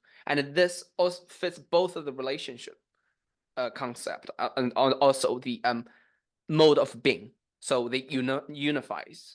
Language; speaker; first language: English; non-native, fluent; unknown